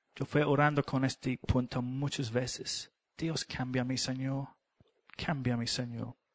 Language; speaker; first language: Spanish; non-native, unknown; English